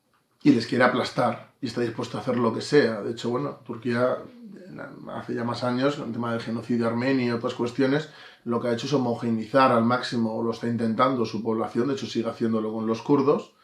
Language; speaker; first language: Spanish; native; Spanish